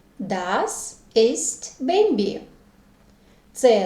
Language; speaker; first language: German; non-native, fluent; Ukrainian